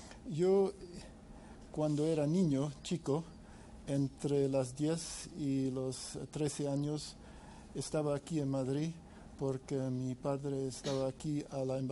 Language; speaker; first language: Spanish; non-native, fluent; English